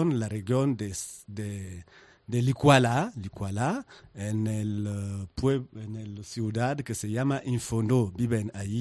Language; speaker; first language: Spanish; non-native, learner; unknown